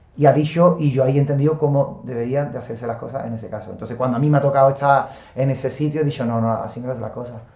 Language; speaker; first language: Spanish; native; Spanish